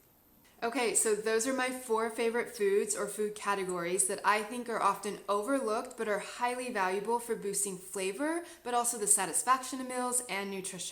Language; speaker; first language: English; native; English